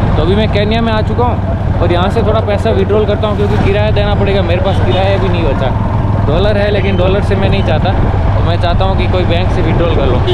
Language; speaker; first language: Hindi; native; Hindi